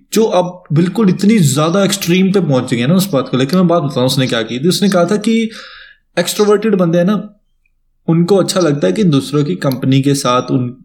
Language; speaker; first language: Hindi; native; Hindi